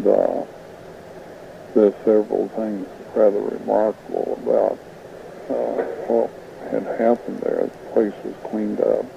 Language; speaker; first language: English; native; English